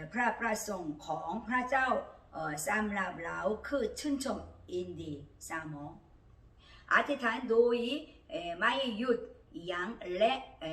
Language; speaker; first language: Thai; non-native, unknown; Korean